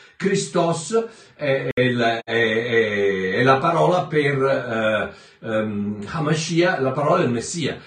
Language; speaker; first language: Italian; native; Italian